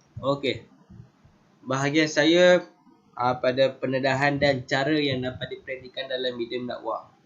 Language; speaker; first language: Malay; native; Malay